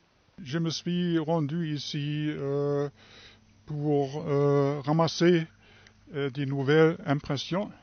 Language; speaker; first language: French; non-native, fluent; German